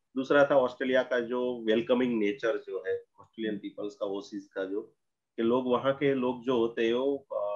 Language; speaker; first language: Hindi; non-native, local second language; Gujarati